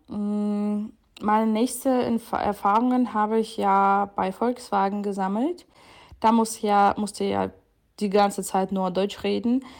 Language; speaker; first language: German; non-native, fluent; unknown